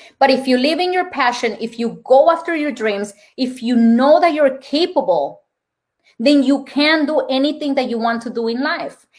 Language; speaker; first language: English; non-native, fluent; Spanish